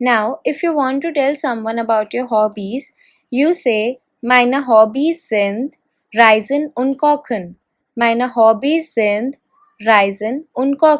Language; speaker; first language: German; non-native, fluent; Hindi